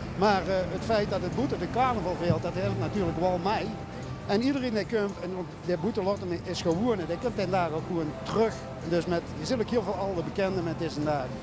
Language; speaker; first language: Dutch; native; Dutch